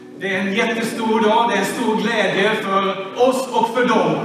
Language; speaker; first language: Swedish; non-native, fluent; Swahili